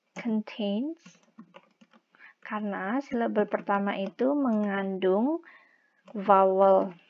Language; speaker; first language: English; non-native, fluent; Indonesian